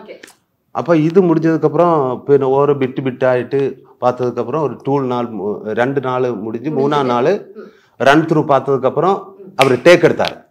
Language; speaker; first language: Tamil; non-native, learner; Malayalam